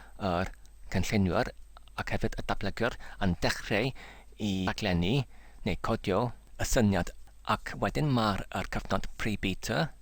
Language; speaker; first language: Welsh; non-native, learner; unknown